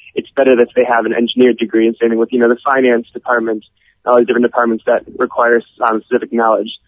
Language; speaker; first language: English; native; English